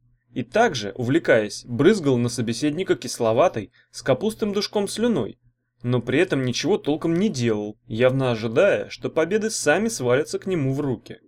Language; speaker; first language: Russian; native; Russian